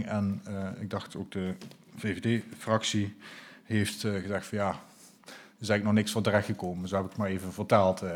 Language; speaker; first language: Dutch; native; Dutch